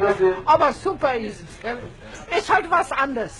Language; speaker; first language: German; native; German